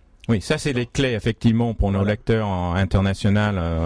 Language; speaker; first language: French; native; French